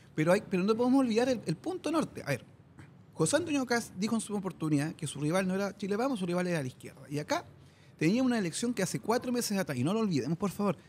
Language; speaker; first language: Spanish; native; Spanish